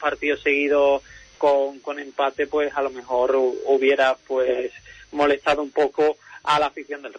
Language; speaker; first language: Spanish; native; Spanish